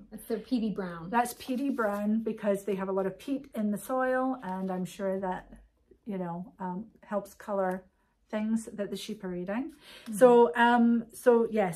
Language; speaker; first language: English; native; English